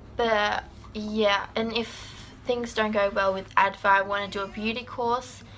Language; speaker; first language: English; native; English